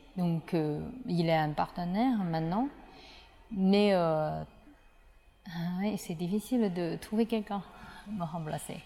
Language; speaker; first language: French; non-native, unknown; Chinese